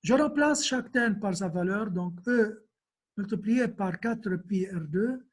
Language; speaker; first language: French; non-native, local second language; Arabic